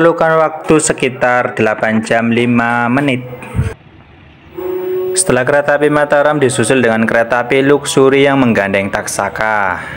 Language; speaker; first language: Indonesian; native; Indonesian